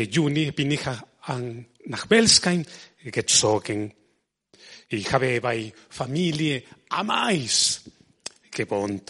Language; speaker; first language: German; non-native, fluent; Spanish